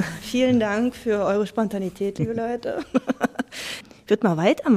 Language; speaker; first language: German; native; German